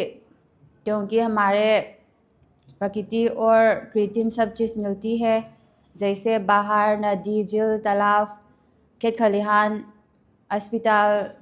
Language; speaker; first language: Hindi; non-native, local second language; Manipuri